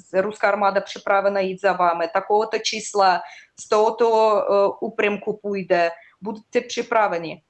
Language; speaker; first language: Czech; non-native, learner; Russian